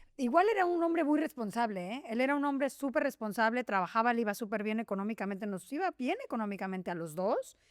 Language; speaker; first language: Spanish; native; Spanish